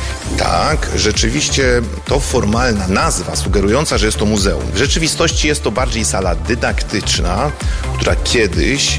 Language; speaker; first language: Polish; native; Polish